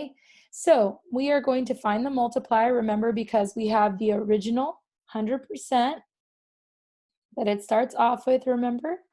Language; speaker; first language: English; native; English